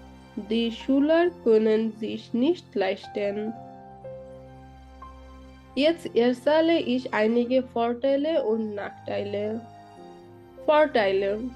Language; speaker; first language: German; non-native, learner; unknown